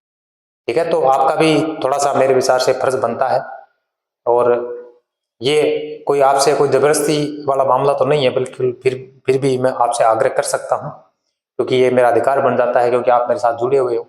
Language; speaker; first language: Hindi; native; Hindi